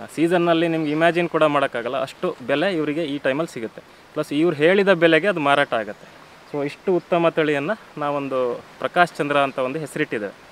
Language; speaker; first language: Kannada; native; Kannada